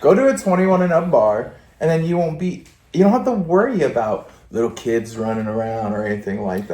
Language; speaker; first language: English; native; English